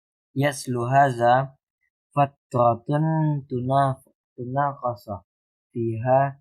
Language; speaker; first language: Arabic; non-native, learner; Indonesian